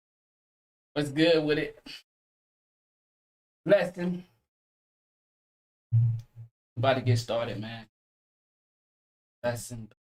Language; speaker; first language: English; native; English